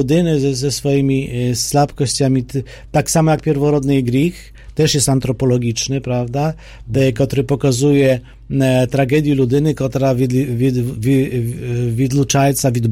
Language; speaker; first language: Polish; non-native, fluent; Ukrainian